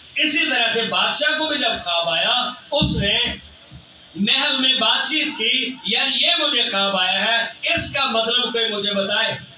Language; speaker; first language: Urdu; non-native, local second language; Punjabi